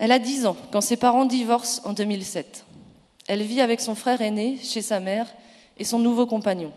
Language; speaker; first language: French; native; French